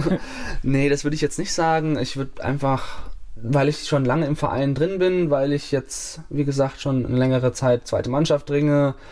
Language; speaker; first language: German; native; German